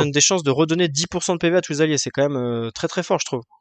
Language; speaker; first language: French; native; French